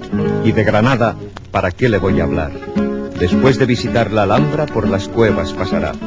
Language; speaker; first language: Spanish; native; Spanish